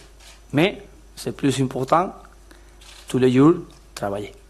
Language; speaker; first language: French; non-native, learner; Spanish